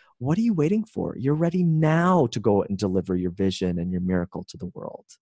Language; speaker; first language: English; native; English